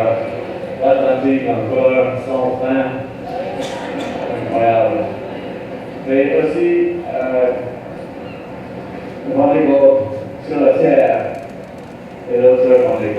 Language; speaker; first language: French; non-native, learner; English